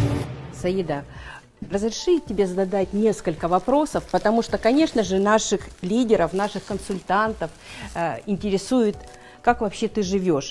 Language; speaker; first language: Russian; native; Russian